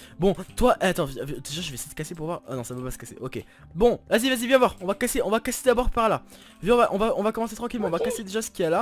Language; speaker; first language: French; native; French